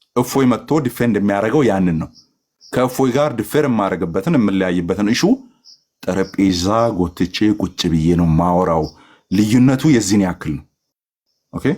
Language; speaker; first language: Amharic; native; Amharic